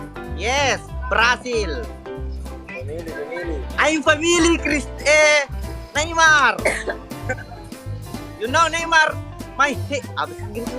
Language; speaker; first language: English; non-native, learner; Indonesian